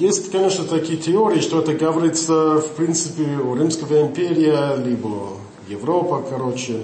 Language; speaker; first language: Russian; non-native, learner; English